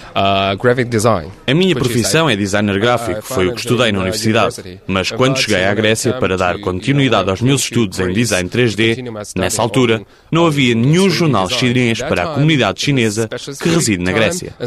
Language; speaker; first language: Portuguese; non-native, fluent; Chinese